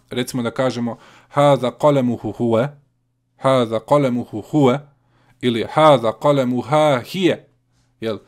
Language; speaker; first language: Bosnian; native; Bosnian